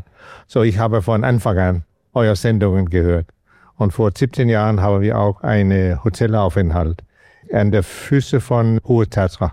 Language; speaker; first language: German; non-native, fluent; Danish